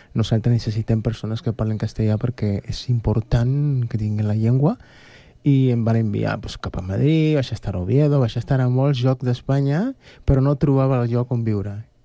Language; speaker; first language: Catalan; non-native, fluent; Spanish